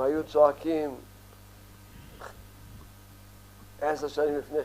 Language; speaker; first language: Hebrew; early bilingual, other home language; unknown